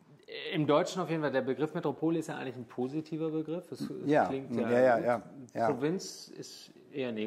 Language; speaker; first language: German; native; German